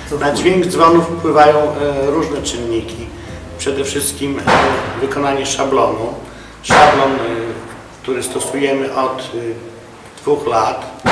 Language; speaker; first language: Polish; native; Polish